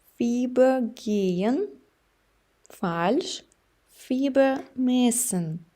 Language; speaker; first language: German; non-native, fluent; Ukrainian